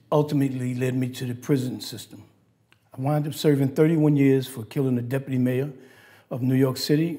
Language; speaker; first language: English; native; English